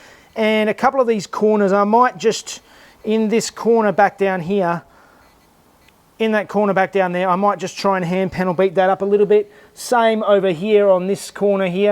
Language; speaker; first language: English; native; English